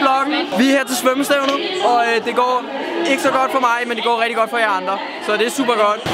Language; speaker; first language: Danish; native; Danish